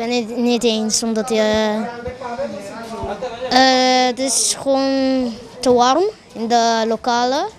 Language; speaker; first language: Dutch; non-native, local second language; Papiamento